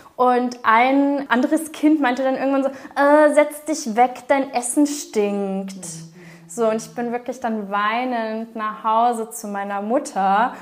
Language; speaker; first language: German; early bilingual, other home language; Bulgarian